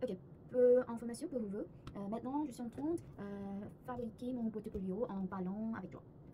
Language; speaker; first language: French; non-native, learner; Korean